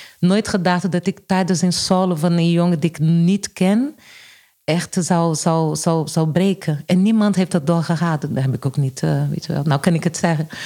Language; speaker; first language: Dutch; non-native, fluent; Portuguese